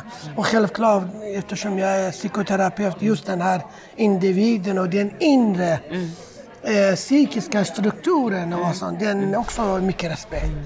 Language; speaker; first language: Swedish; non-native, fluent; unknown